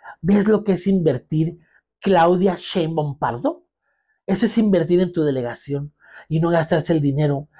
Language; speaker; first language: Spanish; native; Spanish